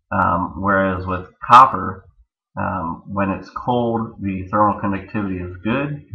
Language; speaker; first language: English; native; English